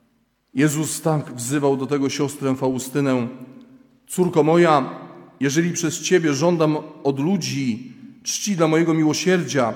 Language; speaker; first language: Polish; native; Polish